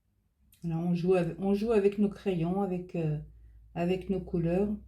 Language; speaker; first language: French; native; French